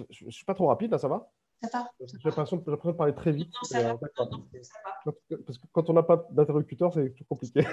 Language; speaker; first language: French; native; French